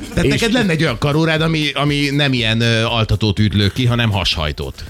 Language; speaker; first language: Hungarian; native; Hungarian